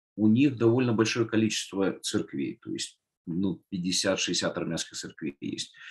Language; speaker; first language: Russian; native; Russian